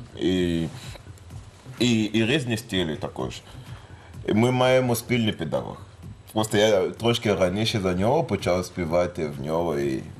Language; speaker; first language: Ukrainian; non-native, learner; Lingala